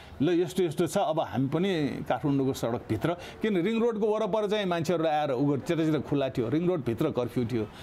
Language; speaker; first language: Nepali; non-native, local second language; Newari